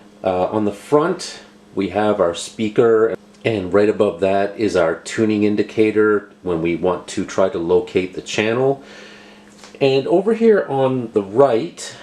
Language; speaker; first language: English; native; English